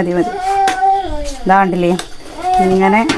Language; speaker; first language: Malayalam; native; Malayalam